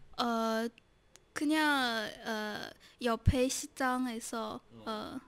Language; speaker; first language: Korean; non-native, learner; Chinese